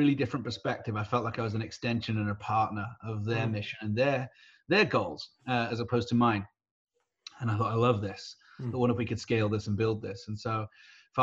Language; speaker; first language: English; native; English